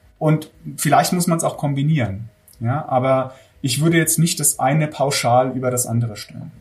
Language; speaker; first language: German; early bilingual, other home language; Armenian